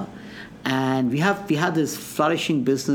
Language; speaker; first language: English; non-native, local second language; Hindi